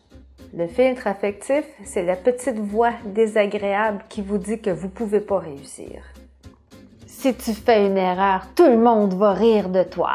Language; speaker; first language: French; native; French